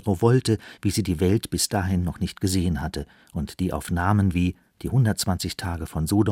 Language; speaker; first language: German; native; German